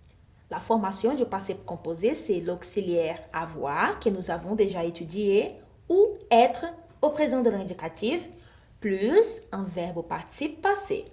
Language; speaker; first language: French; non-native, fluent; Portuguese